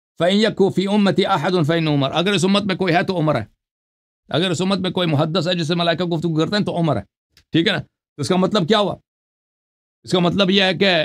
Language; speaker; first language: Urdu; non-native, fluent; Persian